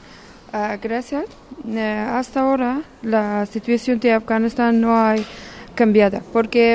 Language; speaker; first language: Spanish; non-native, learner; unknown